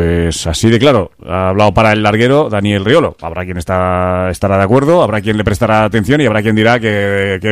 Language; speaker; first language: Spanish; native; Spanish